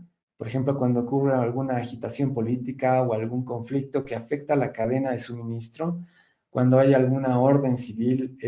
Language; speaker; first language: Spanish; native; Spanish